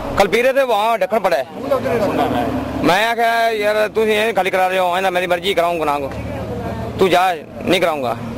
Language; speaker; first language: Hindi; native; Hindi